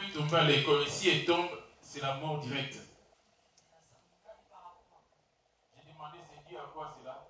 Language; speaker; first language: French; non-native, local second language; Lingala